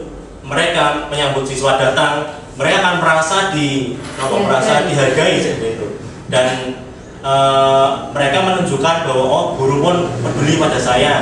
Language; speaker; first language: Indonesian; native; Indonesian